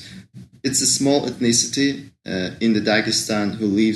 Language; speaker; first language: English; non-native, fluent; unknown